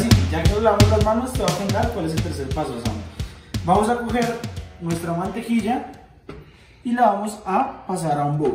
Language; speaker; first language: Spanish; native; Spanish